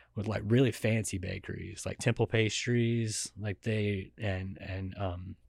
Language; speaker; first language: English; native; English